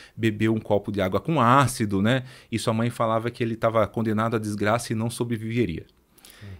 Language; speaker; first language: Portuguese; native; Portuguese